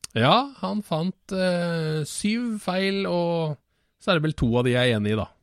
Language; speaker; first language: Norwegian; native; Norwegian